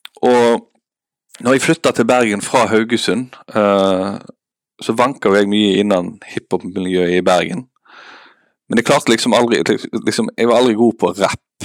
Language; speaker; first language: Norwegian; native; Norwegian